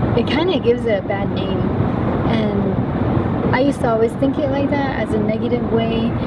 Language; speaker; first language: English; native; English